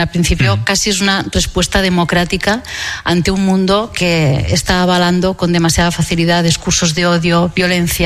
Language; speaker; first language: Spanish; non-native, local second language; Catalan